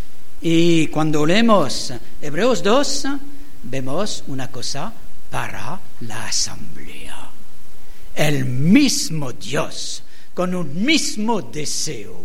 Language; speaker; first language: Spanish; non-native, learner; German